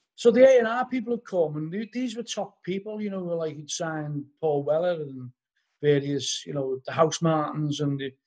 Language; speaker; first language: English; native; English